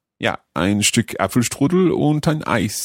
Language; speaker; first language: German; non-native, learner; English